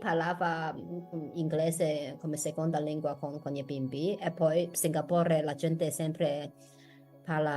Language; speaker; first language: Italian; non-native, fluent; Chinese